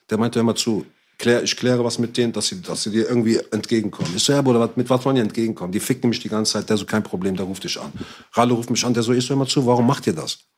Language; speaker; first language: German; early bilingual, other home language; Arabic